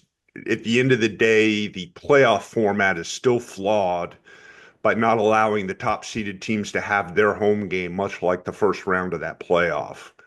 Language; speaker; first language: English; native; English